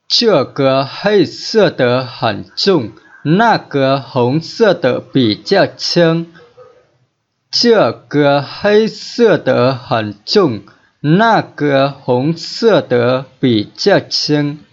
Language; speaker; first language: Chinese; non-native, fluent; Vietnamese